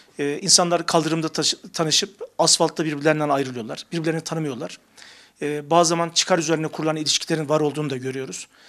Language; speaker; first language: Turkish; native; Turkish